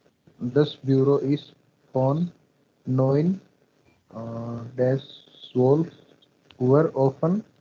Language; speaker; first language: German; non-native, learner; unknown